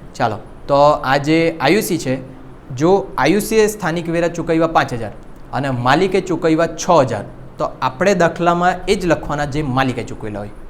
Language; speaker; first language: Gujarati; non-native, local second language; Hindi